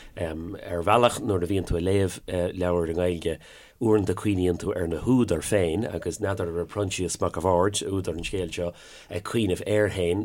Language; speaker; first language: Irish; non-native, local second language; English